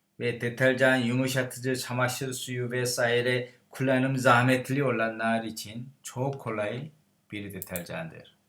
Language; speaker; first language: Turkish; non-native, learner; Korean